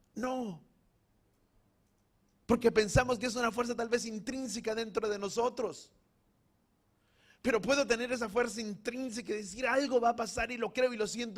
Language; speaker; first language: Spanish; native; Spanish